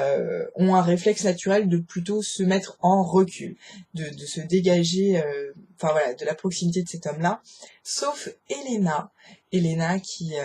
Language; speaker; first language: French; native; French